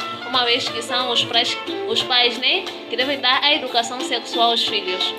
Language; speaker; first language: Portuguese; native; Portuguese